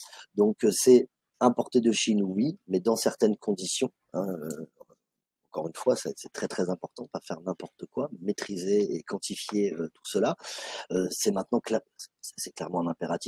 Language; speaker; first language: French; native; French